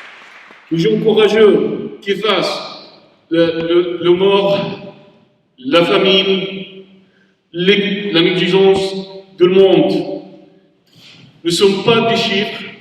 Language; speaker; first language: French; non-native, learner; Arabic